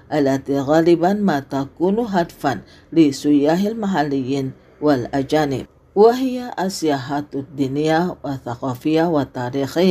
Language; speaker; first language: Arabic; non-native, fluent; Indonesian